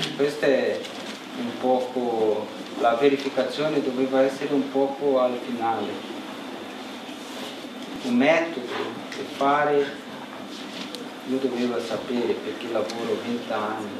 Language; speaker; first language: Italian; non-native, learner; Portuguese